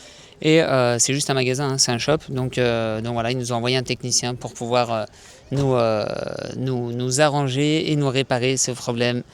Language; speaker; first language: French; native; French